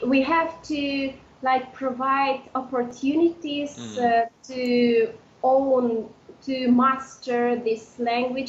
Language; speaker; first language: English; non-native, fluent; Udmurt